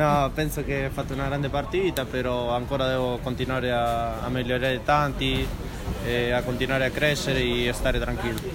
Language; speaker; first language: Italian; non-native, learner; Spanish